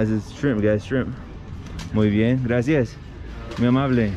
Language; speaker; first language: Spanish; non-native, learner; English